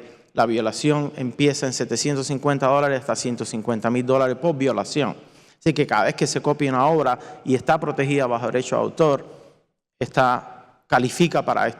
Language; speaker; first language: Spanish; native; Spanish